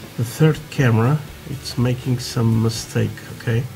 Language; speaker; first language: English; non-native, learner; Portuguese